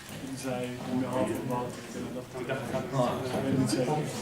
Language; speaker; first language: Dutch; non-native, learner; Portuguese